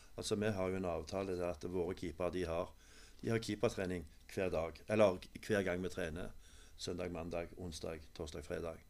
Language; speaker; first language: Norwegian; native; Norwegian